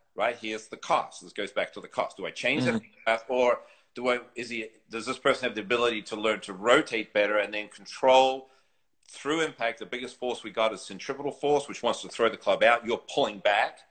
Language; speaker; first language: English; native; English